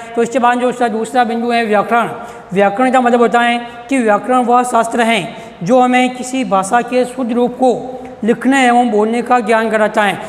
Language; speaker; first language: Hindi; native; Hindi